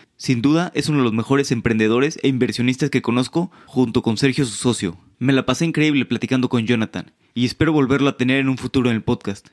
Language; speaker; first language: Spanish; native; Spanish